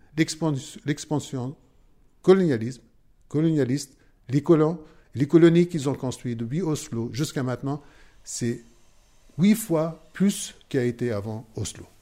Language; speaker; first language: French; non-native, fluent; Arabic